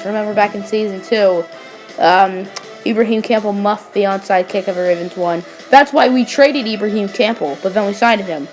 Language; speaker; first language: English; native; English